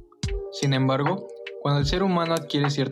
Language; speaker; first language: Spanish; native; Spanish